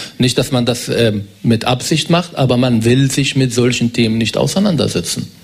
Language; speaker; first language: German; non-native, fluent; Arabic